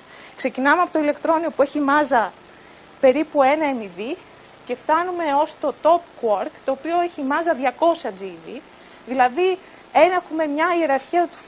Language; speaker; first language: Greek; native; Greek